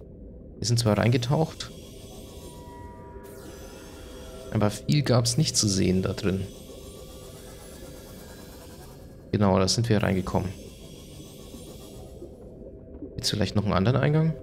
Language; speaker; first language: German; native; German